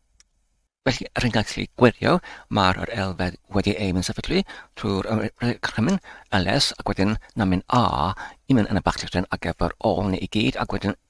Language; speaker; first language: Welsh; non-native, learner; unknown